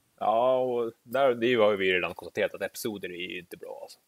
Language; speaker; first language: Swedish; native; Swedish